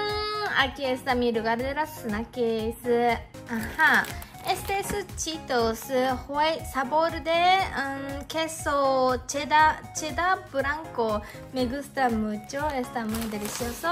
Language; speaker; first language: Spanish; non-native, learner; Japanese